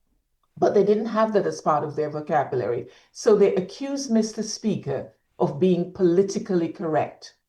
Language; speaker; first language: English; native; English